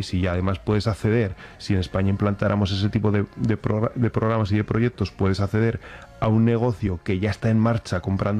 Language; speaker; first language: Spanish; native; Spanish